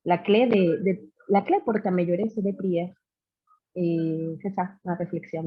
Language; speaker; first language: French; non-native, learner; Spanish